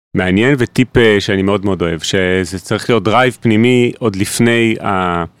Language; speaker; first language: Hebrew; native; Hebrew